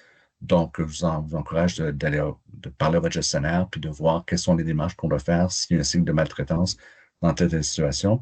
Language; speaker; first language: French; native; French